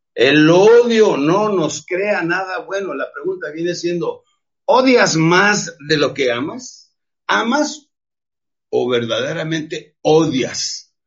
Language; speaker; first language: Spanish; native; Spanish